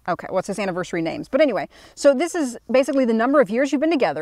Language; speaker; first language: English; native; English